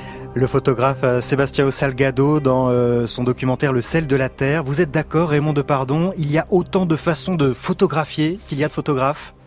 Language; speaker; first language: French; native; French